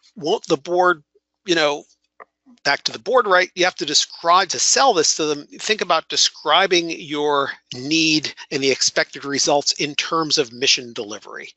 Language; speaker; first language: English; native; English